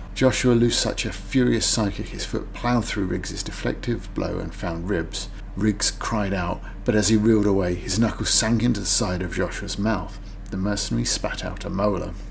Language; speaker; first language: English; native; English